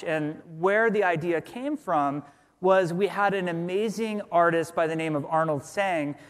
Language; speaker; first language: English; native; English